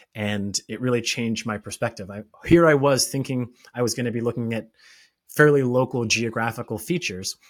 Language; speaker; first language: English; native; English